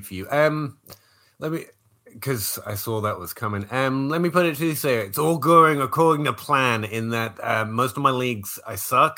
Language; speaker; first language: English; native; English